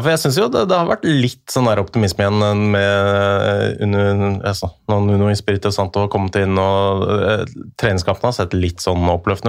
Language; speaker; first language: Norwegian; native; Norwegian